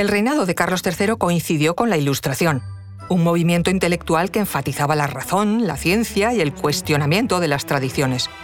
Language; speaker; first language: Spanish; native; Spanish